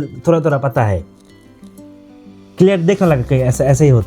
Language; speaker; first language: Hindi; non-native, fluent; Bangla